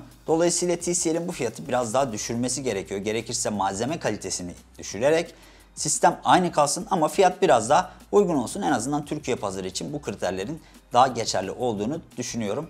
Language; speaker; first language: Turkish; native; Turkish